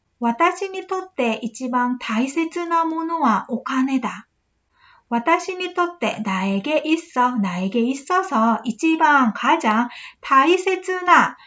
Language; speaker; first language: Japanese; non-native, fluent; Korean